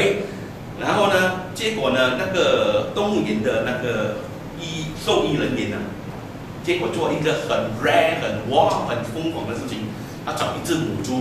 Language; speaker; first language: Chinese; native; Chinese